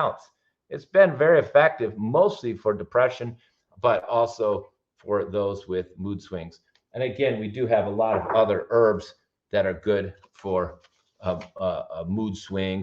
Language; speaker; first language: English; native; English